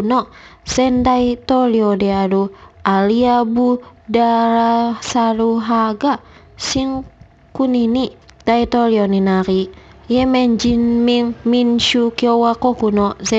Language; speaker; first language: Japanese; non-native, fluent; Indonesian